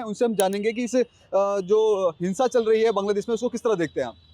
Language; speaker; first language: Hindi; native; Hindi